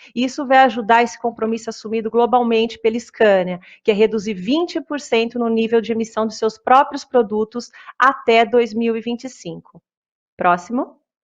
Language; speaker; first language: Portuguese; native; Portuguese